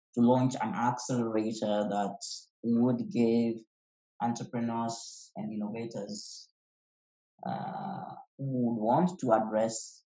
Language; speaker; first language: English; non-native, local second language; Kikuyu